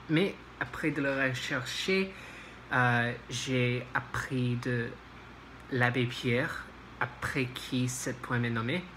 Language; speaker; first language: French; non-native, learner; English